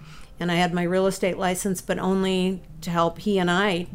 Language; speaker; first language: English; native; English